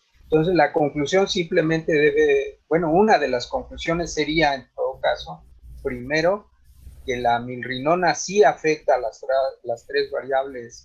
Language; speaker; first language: Spanish; native; Spanish